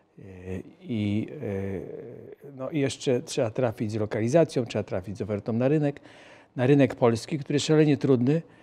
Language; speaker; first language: Polish; native; Polish